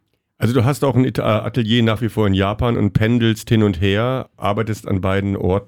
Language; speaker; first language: German; native; German